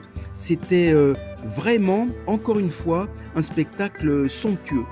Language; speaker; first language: French; native; French